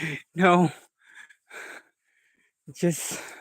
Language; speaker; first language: English; non-native, learner; Indonesian